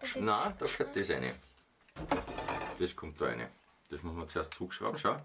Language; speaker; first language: German; native; German